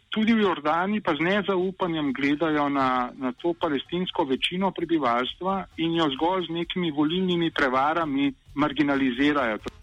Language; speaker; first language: Slovenian; native; Slovenian